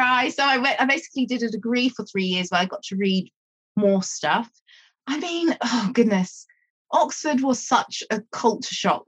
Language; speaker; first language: English; native; English